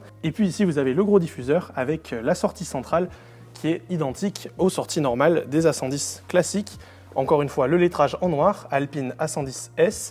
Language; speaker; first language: French; native; French